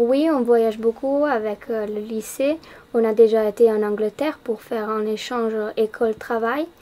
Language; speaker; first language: French; non-native, fluent; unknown